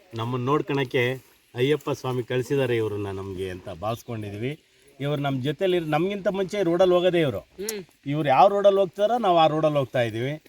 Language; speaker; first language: Kannada; native; Kannada